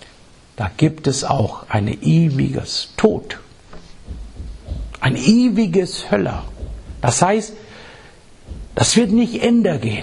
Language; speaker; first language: German; non-native, learner; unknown